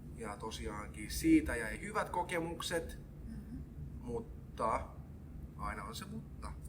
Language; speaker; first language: Finnish; early bilingual, other home language; Estonian